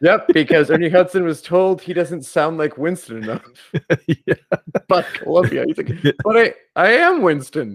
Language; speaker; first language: English; native; English